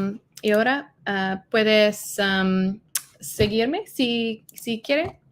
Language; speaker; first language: Spanish; non-native, learner; English